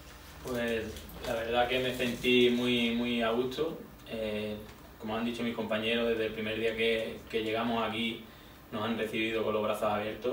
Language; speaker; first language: Spanish; native; Spanish